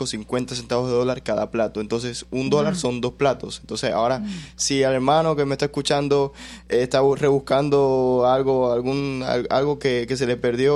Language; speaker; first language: Spanish; native; Spanish